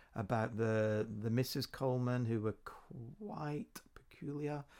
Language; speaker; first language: English; native; English